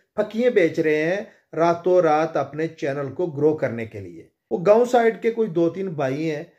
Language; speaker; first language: Urdu; non-native, local second language; Punjabi